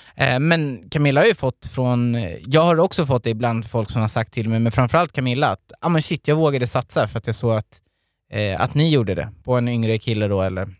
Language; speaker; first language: Swedish; native; Swedish